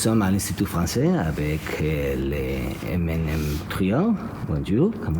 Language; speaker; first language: French; non-native, learner; Spanish